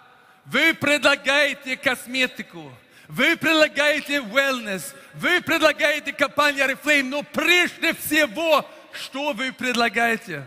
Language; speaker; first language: Russian; non-native, fluent; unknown